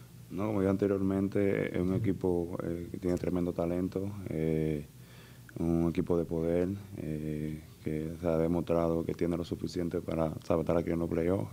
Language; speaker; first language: Spanish; native; Spanish